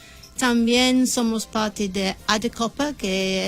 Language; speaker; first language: Spanish; non-native, learner; English